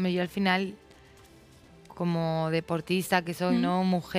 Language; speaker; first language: Spanish; native; Spanish